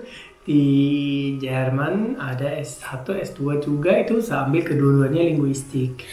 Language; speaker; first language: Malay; non-native, fluent; German